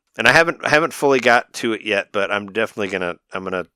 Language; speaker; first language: English; native; English